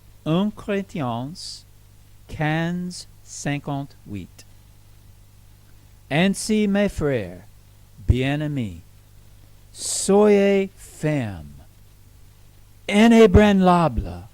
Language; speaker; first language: French; non-native, learner; English